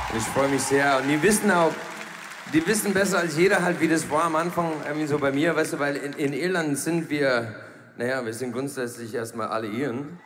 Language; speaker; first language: German; non-native, fluent; English